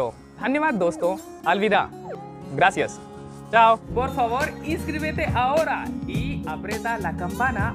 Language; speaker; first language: Spanish; non-native, learner; Hindi